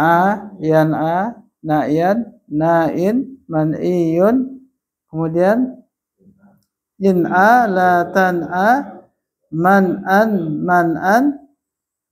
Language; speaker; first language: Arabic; non-native, fluent; Indonesian